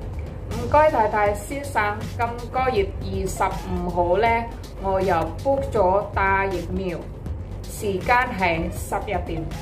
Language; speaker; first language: Cantonese; non-native, learner; Indonesian